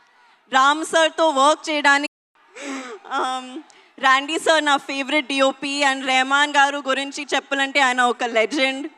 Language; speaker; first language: Telugu; non-native, learner; Hindi